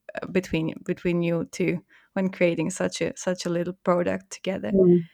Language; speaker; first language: English; non-native, fluent; Czech